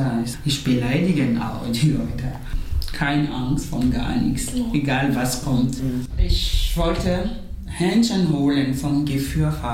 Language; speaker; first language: German; non-native, fluent; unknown